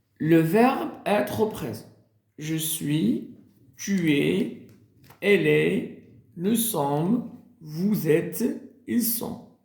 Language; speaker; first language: French; non-native, local second language; Arabic